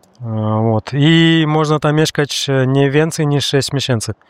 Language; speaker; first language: Polish; non-native, learner; Russian